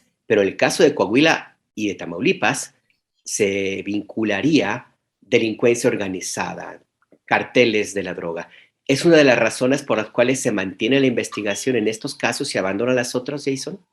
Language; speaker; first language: Spanish; native; Spanish